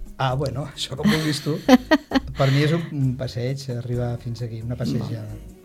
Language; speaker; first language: Catalan; non-native, local second language; Spanish